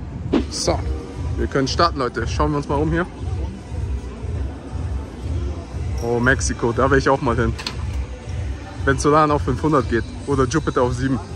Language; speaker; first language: German; early bilingual, other home language; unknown